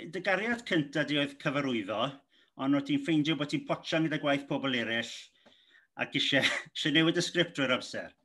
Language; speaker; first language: Welsh; native; Welsh